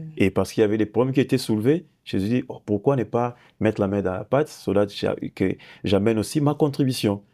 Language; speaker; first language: French; non-native, local second language; Lingala